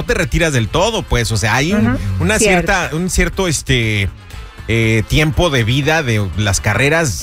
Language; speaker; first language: Spanish; early bilingual, heritage; Spanish